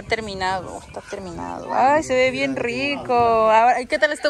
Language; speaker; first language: Spanish; native; Spanish